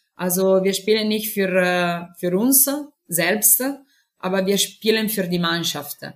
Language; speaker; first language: German; non-native, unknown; Italian